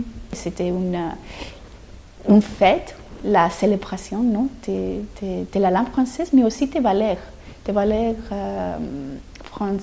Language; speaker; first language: French; non-native, fluent; Greek